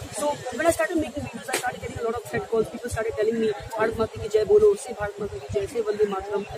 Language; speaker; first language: English; non-native, local second language; Urdu